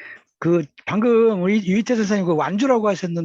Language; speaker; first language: Korean; native; Korean